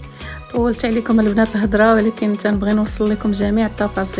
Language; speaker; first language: Arabic; native; Arabic